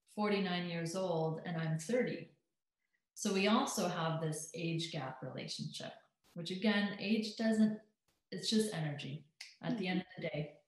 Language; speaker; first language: English; native; English